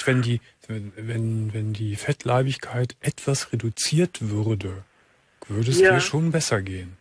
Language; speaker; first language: German; native; German